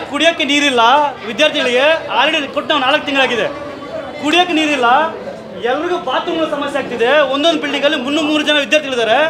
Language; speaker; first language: Kannada; native; Kannada